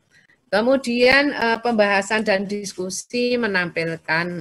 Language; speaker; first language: Indonesian; native; Indonesian